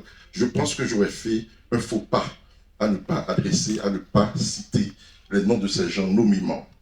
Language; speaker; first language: French; non-native, local second language; Haitian Creole